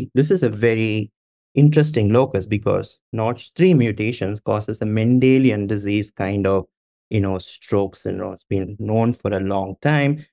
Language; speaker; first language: English; non-native, local second language; Tamil